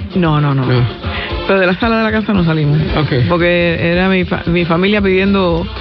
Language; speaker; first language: Spanish; native; Spanish